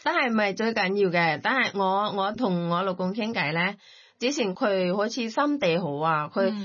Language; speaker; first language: Cantonese; non-native, learner; Thai